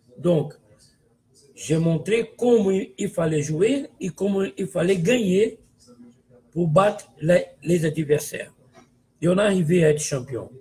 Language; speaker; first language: French; non-native, fluent; Portuguese